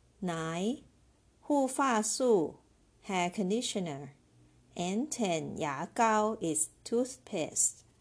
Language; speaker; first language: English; non-native, fluent; Chinese